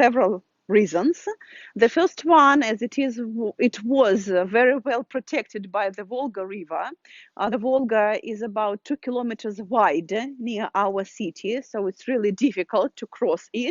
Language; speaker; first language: English; non-native, fluent; Russian